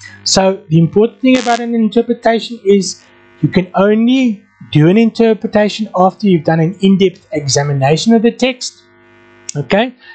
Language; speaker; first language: English; non-native, local second language; Afrikaans